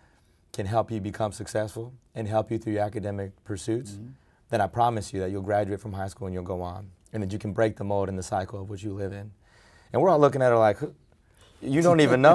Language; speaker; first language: English; early bilingual, other home language; Spanish